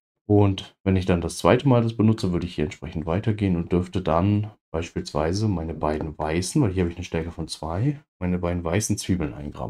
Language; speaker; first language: German; native; German